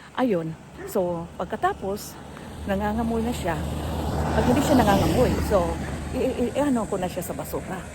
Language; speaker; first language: Filipino; non-native, local second language; Cebuano